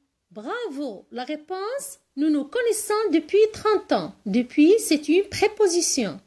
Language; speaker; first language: French; non-native, local second language; Arabic